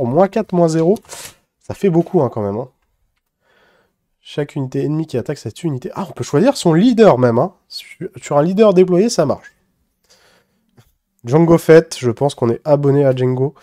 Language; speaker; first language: French; native; French